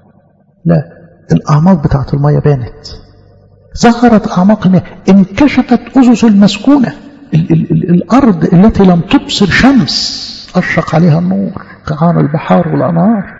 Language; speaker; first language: Arabic; native; Arabic